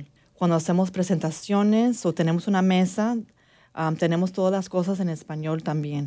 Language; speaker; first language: Spanish; early bilingual, heritage; English